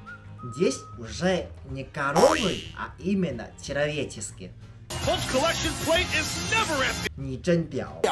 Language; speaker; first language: Russian; non-native, fluent; Chinese